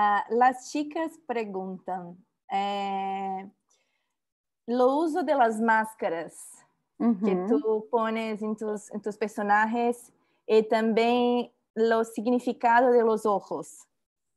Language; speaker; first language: Spanish; non-native, learner; Portuguese